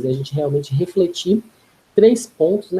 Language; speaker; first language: Portuguese; native; Portuguese